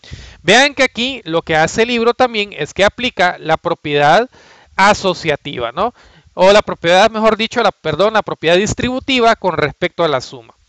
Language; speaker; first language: Spanish; native; Spanish